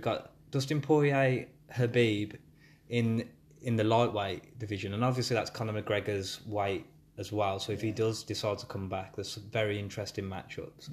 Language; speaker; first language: English; native; English